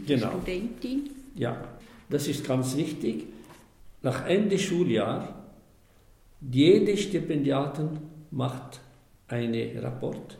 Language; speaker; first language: German; non-native, fluent; Arabic